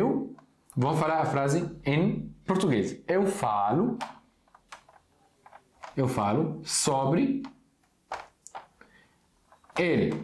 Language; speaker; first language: Portuguese; non-native, fluent; Arabic